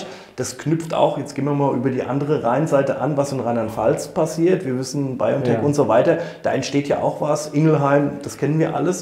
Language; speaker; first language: German; native; German